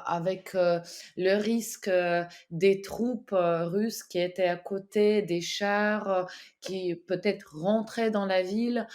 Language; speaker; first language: French; non-native, fluent; Ukrainian